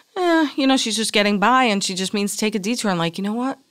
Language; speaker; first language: English; native; English